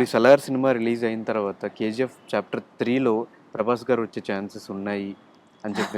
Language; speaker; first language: Telugu; native; Telugu